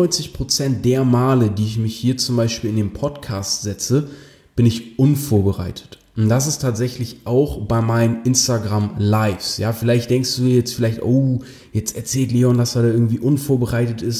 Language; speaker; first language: German; native; German